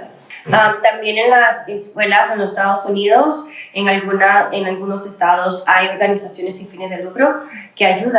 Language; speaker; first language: Spanish; early bilingual, other home language; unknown